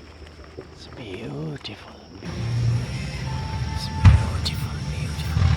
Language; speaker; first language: English; non-native, local second language; Urdu